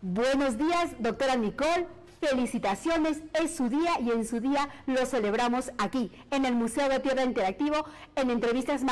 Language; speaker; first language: Spanish; native; Spanish